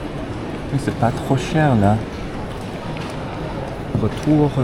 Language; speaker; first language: French; non-native, fluent; English